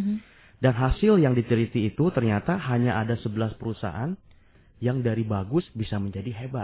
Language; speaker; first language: Indonesian; native; Indonesian